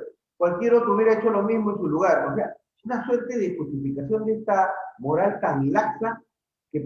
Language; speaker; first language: Spanish; native; Spanish